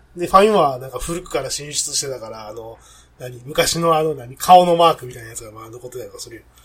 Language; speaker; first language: Japanese; native; Japanese